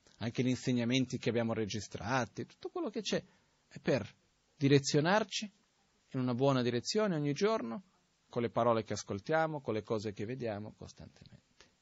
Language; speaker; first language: Italian; non-native, fluent; Portuguese